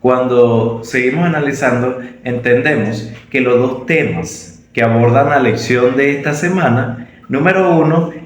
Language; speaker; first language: Spanish; native; Spanish